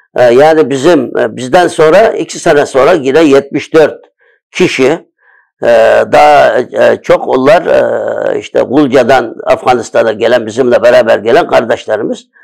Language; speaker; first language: Turkish; early bilingual, other home language; Uyghur